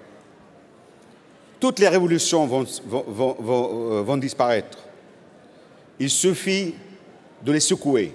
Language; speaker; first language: French; non-native, local second language; Arabic